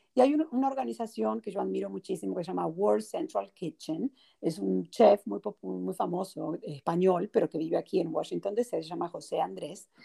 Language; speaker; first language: Spanish; native; Spanish